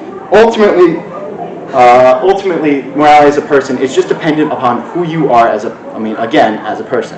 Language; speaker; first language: English; native; English